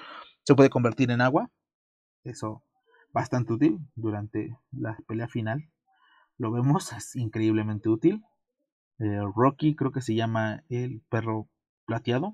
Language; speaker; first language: Spanish; native; Spanish